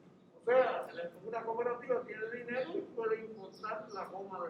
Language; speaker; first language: Spanish; native; Spanish